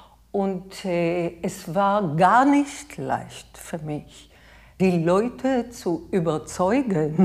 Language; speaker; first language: German; non-native, learner; Hebrew